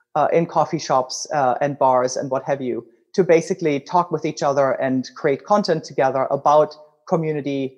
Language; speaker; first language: English; non-native, fluent; German